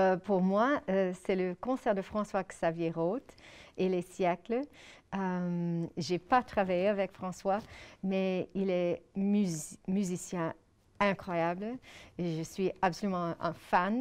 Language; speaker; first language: French; non-native, fluent; English